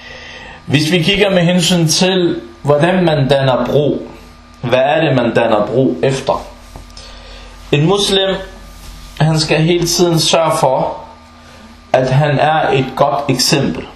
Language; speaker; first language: Danish; non-native, local second language; Arabic